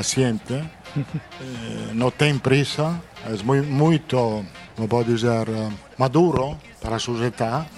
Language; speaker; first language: Spanish; non-native, fluent; Italian